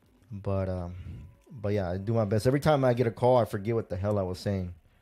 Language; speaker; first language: English; early bilingual, other home language; Spanish